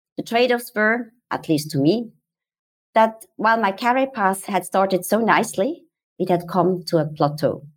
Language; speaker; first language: English; non-native, fluent; German